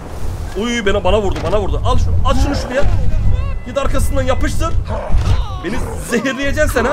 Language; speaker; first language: Turkish; native; Turkish